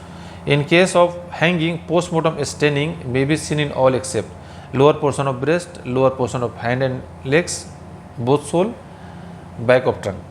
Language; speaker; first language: English; non-native, local second language; Hindi